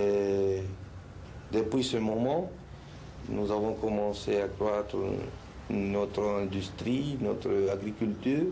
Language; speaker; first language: French; non-native, fluent; Spanish